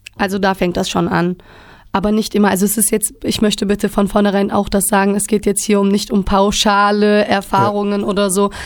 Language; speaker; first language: German; early bilingual, other home language; Turkish